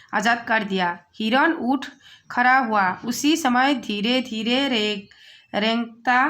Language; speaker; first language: Hindi; non-native, local second language; Assamese